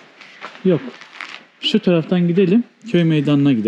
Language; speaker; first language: Turkish; native; Turkish